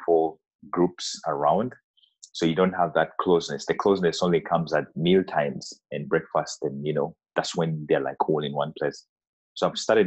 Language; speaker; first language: English; non-native, local second language; Ganda